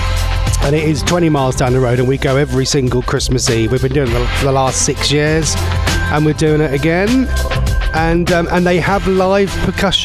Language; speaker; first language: English; native; English